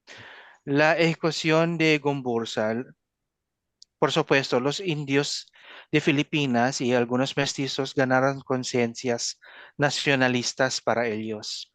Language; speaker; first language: Spanish; non-native, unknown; Filipino